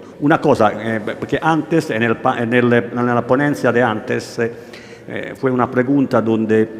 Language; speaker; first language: Spanish; non-native, learner; Italian